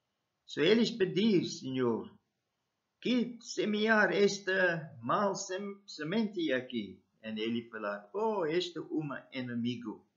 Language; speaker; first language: Portuguese; non-native, learner; English